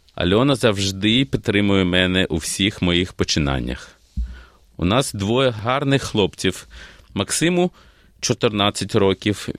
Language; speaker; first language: Ukrainian; native; Ukrainian